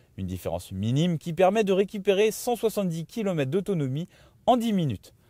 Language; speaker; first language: French; native; French